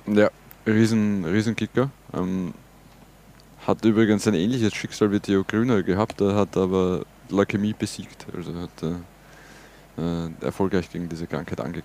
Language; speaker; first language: German; native; German